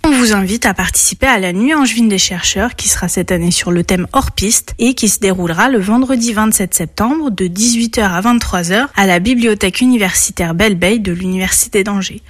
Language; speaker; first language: French; native; French